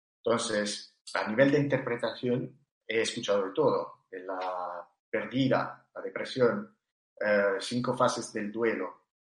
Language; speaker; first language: Spanish; non-native, fluent; Italian